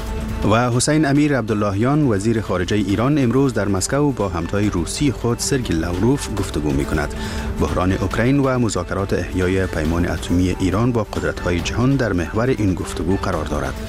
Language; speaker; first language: Persian; native; Persian